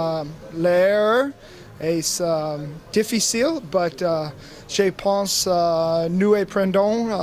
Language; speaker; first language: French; non-native, learner; English